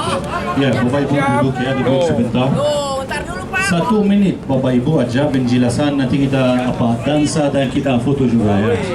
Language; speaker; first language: Indonesian; non-native, fluent; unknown